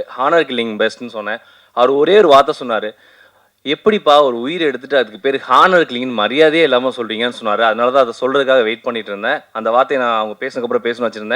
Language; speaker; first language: Tamil; native; Tamil